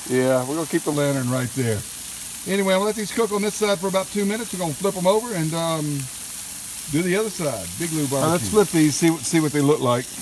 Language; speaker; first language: English; native; English